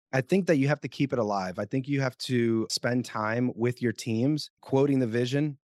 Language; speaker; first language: English; non-native, fluent; Spanish